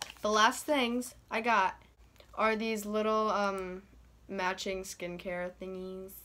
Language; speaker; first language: English; native; English